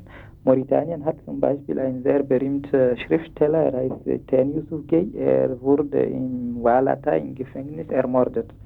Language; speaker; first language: German; non-native, fluent; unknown